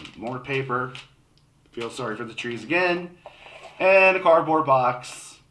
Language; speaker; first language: English; native; English